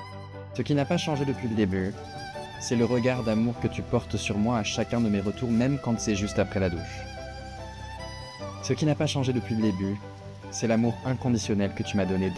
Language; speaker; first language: French; native; French